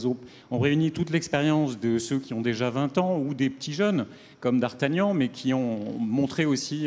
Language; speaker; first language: French; native; French